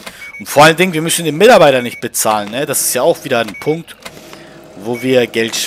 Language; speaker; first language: German; native; German